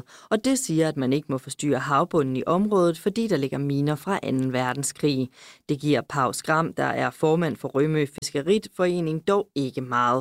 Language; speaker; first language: Danish; native; Danish